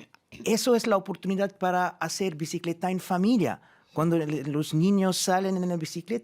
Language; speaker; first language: Spanish; non-native, fluent; French